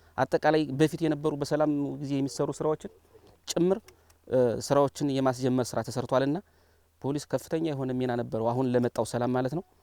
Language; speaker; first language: Amharic; native; Amharic